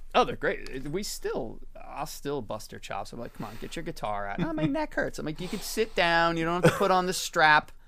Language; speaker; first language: English; native; English